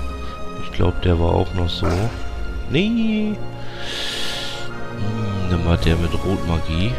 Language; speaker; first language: German; native; German